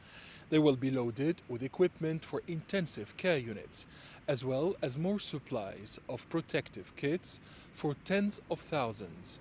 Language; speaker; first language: English; non-native, fluent; Arabic